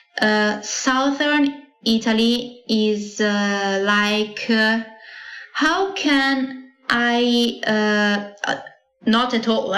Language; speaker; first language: English; non-native, learner; Italian